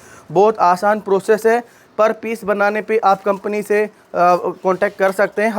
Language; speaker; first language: Hindi; native; Hindi